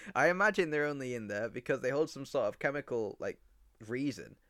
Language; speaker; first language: English; native; English